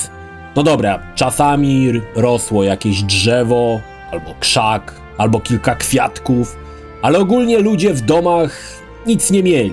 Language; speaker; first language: Polish; native; Polish